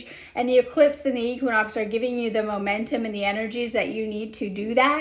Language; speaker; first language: English; native; English